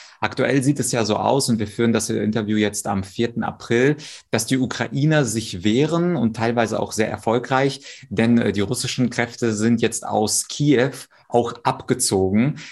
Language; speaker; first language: German; early bilingual, other home language; Russian